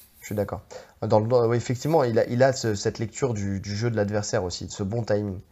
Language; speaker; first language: French; native; French